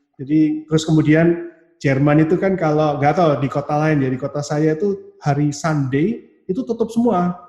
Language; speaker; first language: Indonesian; native; Indonesian